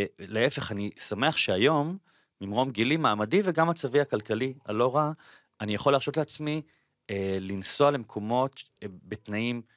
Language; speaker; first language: Hebrew; native; Hebrew